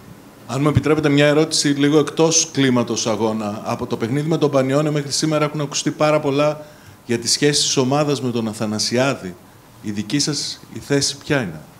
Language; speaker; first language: Greek; native; Greek